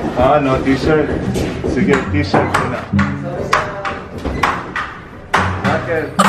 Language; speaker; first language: Filipino; non-native, learner; Arabic